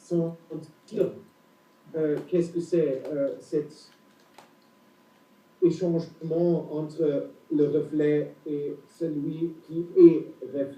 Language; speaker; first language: French; non-native, fluent; German